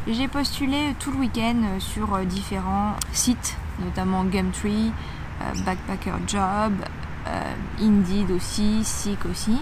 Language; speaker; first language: French; native; French